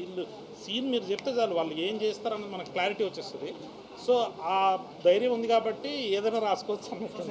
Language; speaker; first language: Telugu; native; Telugu